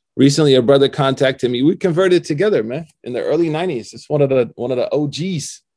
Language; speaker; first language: English; native; English